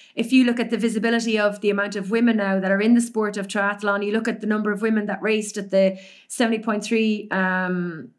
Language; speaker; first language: English; native; English